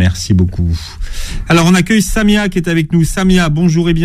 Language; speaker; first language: French; native; French